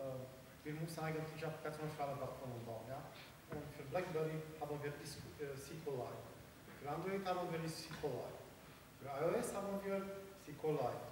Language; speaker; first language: German; non-native, learner; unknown